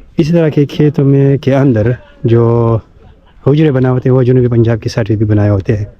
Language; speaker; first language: Urdu; non-native, local second language; Pashto